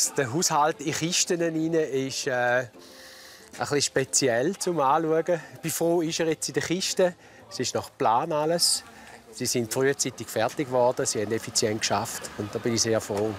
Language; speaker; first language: German; native; German